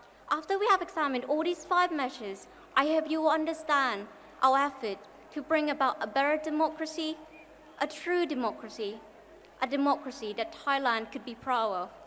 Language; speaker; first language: English; non-native, fluent; Thai